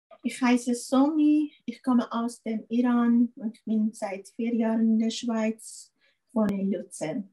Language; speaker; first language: German; non-native, learner; Persian